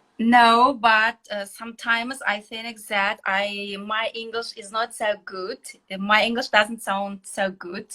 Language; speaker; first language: English; non-native, fluent; Kazakh